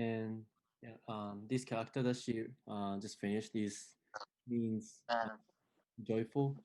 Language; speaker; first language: English; non-native, fluent; Japanese